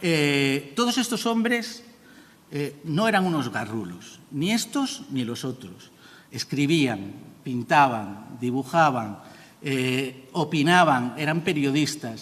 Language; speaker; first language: Spanish; native; Spanish